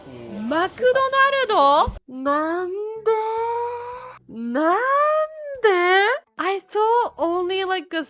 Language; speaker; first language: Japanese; non-native, fluent; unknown